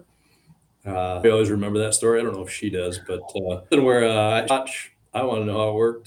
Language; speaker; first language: English; native; English